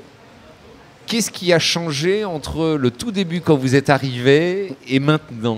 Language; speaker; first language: French; native; French